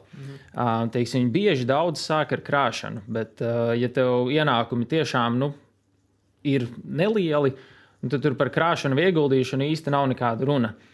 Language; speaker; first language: Latvian; native; Latvian